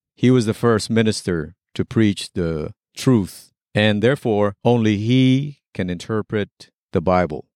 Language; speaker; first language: English; non-native, local second language; Pampanga